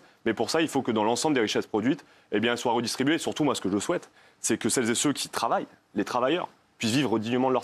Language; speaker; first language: French; native; French